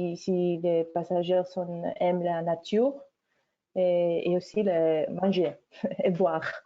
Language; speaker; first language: French; non-native, fluent; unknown